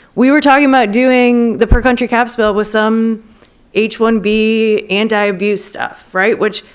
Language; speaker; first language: English; native; English